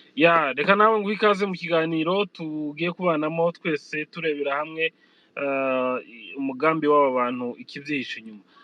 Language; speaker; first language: Kinyarwanda; native; Kinyarwanda